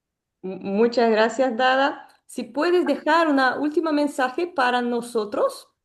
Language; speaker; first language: Spanish; non-native, fluent; Portuguese